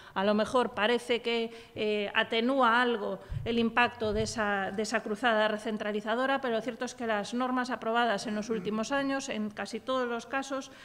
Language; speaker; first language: Spanish; native; Spanish